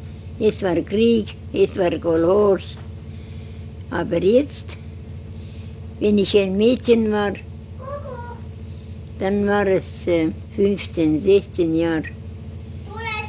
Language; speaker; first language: German; non-native, learner; Estonian